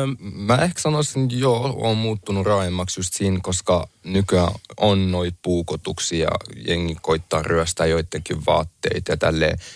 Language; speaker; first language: Finnish; early bilingual, other home language; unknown